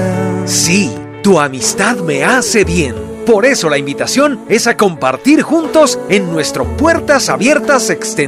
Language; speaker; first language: Spanish; native; Spanish